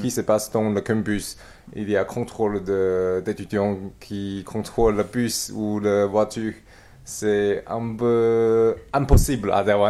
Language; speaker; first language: French; non-native, learner; Chinese